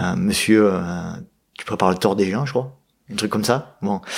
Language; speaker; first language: French; native; French